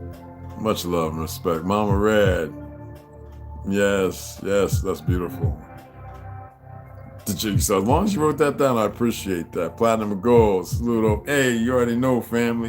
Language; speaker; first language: English; native; English